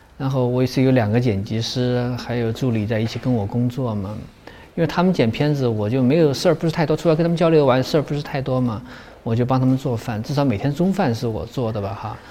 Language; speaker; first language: Chinese; native; Chinese